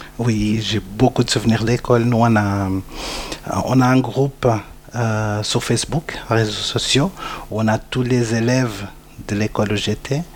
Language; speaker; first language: French; early bilingual, other home language; Portuguese